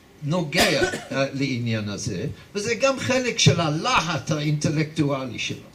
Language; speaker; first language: Hebrew; non-native, fluent; English